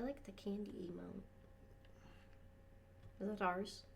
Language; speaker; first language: English; native; English